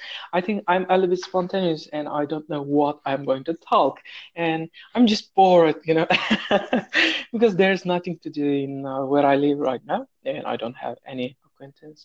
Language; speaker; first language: English; non-native, fluent; Turkish